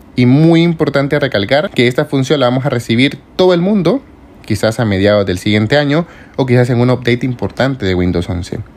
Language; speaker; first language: Spanish; native; Spanish